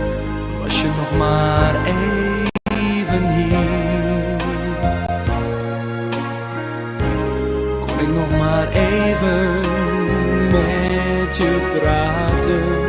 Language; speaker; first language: Dutch; non-native, learner; Indonesian